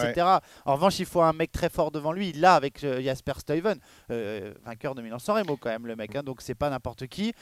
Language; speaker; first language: French; native; French